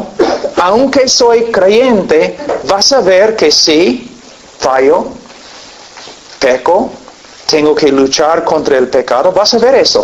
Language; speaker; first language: Spanish; non-native, fluent; English